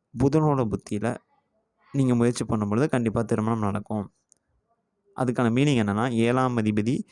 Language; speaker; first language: Tamil; native; Tamil